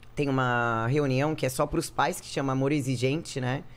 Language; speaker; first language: Portuguese; native; Portuguese